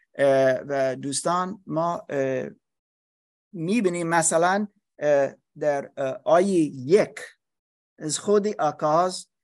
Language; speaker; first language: Persian; non-native, learner; English